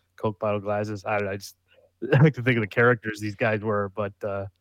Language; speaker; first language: English; native; English